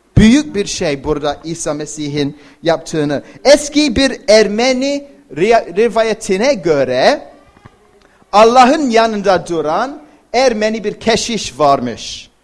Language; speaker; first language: Turkish; non-native, fluent; English